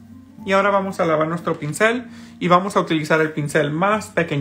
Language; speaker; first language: Spanish; early bilingual, heritage; Spanish